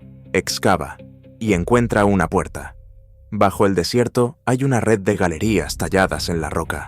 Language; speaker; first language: Spanish; native; Spanish